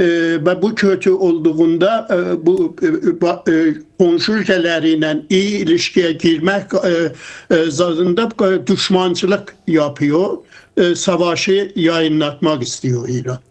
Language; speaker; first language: Turkish; non-native, fluent; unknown